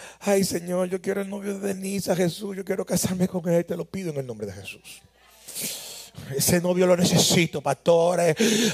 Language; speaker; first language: Spanish; native; Spanish